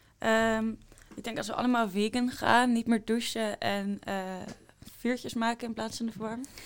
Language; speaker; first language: Dutch; native; Dutch